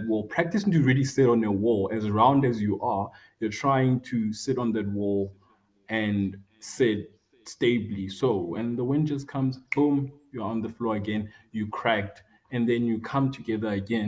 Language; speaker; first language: English; non-native, local second language; Tswana